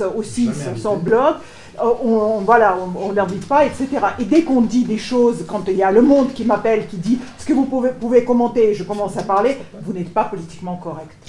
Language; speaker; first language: French; non-native, fluent; Russian